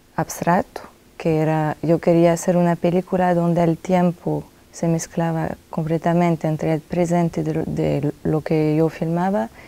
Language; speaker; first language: Spanish; non-native, fluent; French